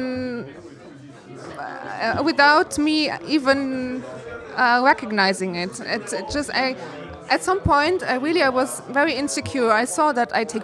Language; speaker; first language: English; non-native, fluent; Luxembourgish